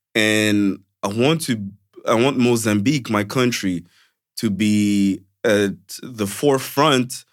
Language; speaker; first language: English; non-native, fluent; Portuguese